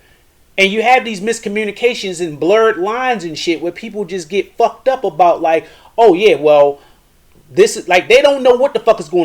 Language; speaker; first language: English; native; English